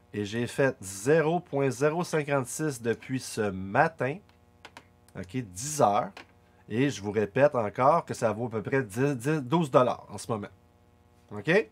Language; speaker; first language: French; native; French